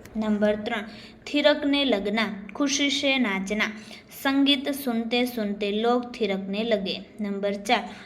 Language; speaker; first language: Hindi; non-native, local second language; Gujarati